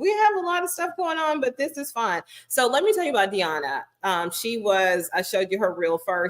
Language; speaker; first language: English; native; English